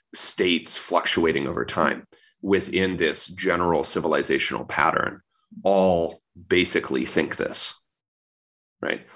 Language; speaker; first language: English; native; English